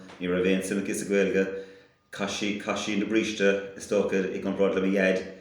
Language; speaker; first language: Irish; non-native, local second language; English